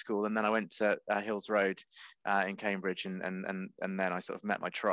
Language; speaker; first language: English; native; English